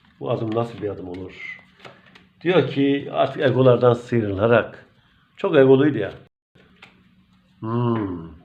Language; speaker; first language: Turkish; native; Turkish